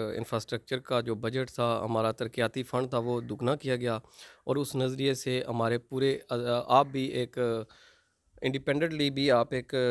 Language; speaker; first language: Urdu; non-native, local second language; Pahari-Potwari